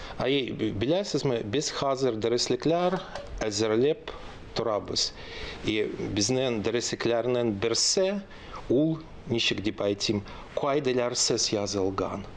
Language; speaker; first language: Tatar; non-native, local second language; Russian